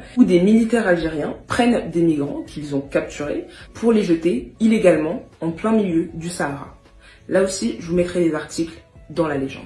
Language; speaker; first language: French; native; French